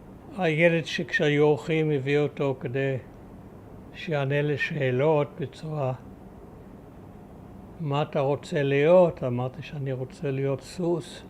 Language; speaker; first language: Hebrew; early bilingual, other home language; German